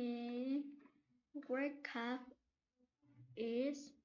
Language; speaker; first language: English; non-native, learner; Vietnamese